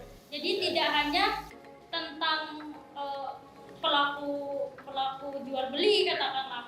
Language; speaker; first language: Indonesian; native; Indonesian